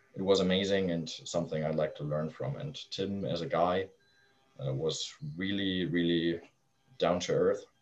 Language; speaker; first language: English; non-native, fluent; German